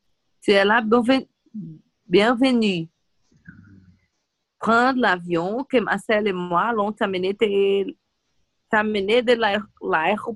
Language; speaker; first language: French; non-native, learner; Portuguese